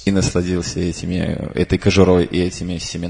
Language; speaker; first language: Russian; native; Russian